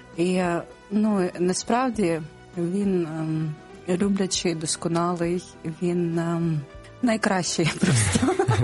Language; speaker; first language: Ukrainian; non-native, local second language; Russian